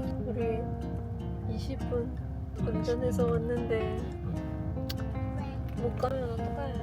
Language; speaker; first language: Korean; non-native, fluent; Swedish